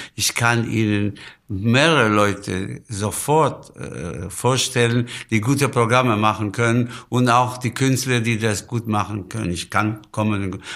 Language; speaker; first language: German; non-native, fluent; Spanish